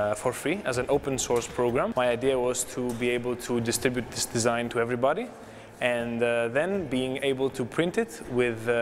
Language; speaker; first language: English; non-native, fluent; Greek